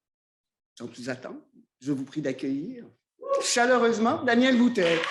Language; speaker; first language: French; native; French